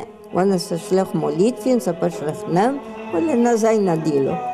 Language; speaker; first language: Slovenian; early bilingual, heritage; Slovenian